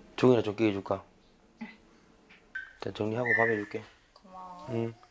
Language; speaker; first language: Korean; native; Korean